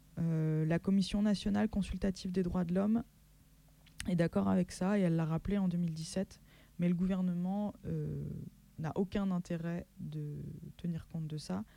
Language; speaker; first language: French; native; French